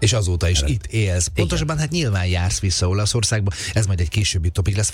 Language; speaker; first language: Hungarian; native; Hungarian